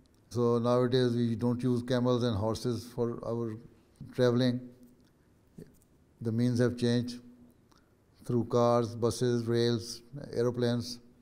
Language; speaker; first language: English; non-native, local second language; Urdu